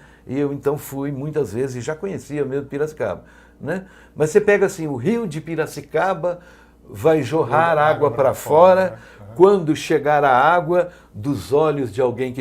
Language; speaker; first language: Portuguese; native; Portuguese